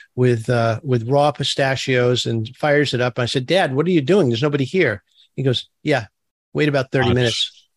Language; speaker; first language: English; early bilingual, other home language; Turkish